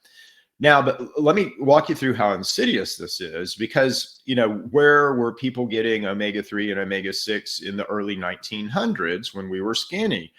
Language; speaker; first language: English; native; English